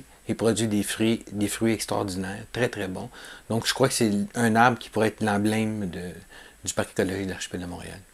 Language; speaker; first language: French; native; French